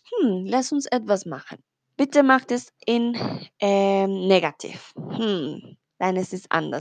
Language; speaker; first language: German; non-native, learner; Spanish